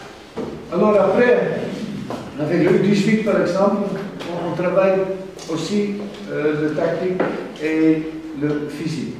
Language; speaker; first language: French; non-native, fluent; German